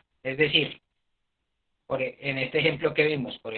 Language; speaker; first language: Spanish; native; Spanish